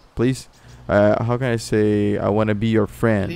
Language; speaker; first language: English; non-native, fluent; Portuguese